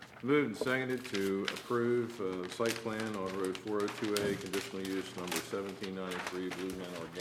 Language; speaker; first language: English; native; English